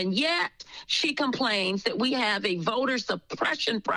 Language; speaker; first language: English; native; English